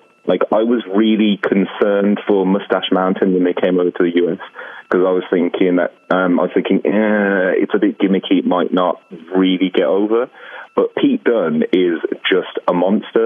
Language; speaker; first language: English; native; English